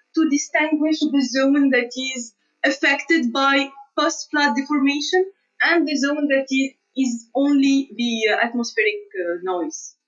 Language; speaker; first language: English; non-native, fluent; Arabic